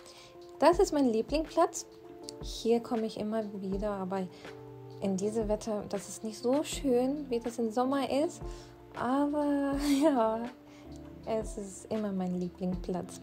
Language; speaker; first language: German; non-native, fluent; Urdu